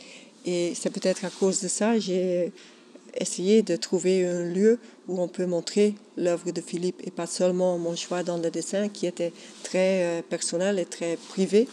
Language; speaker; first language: French; non-native, local second language; Dutch